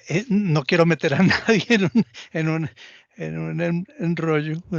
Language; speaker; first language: Spanish; native; Spanish